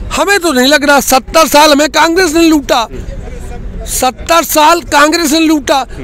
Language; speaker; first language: Hindi; native; Hindi